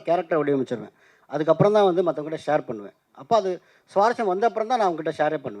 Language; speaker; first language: Tamil; native; Tamil